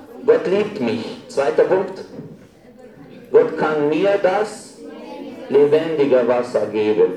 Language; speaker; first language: German; non-native, fluent; Arabic